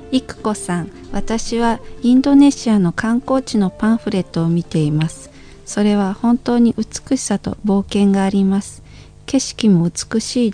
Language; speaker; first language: Japanese; non-native, fluent; Indonesian